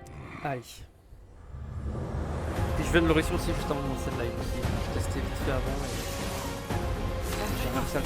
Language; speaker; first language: French; native; French